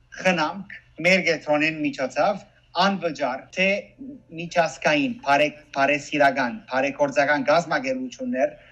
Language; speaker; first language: Armenian; early bilingual, heritage; Armenian